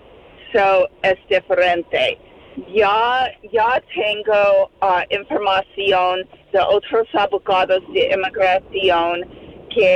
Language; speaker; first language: Spanish; non-native, fluent; English